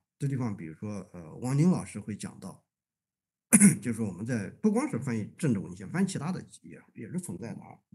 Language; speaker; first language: Chinese; native; Chinese